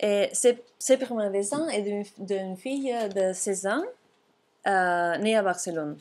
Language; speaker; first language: French; non-native, fluent; Catalan